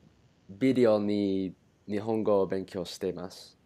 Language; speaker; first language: Japanese; non-native, learner; English